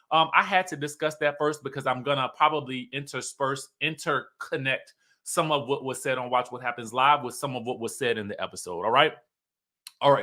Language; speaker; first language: English; native; English